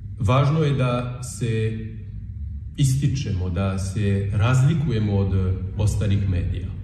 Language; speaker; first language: Serbian; non-native, fluent; French